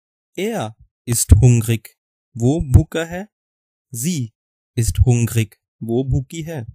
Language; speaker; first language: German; non-native, fluent; Urdu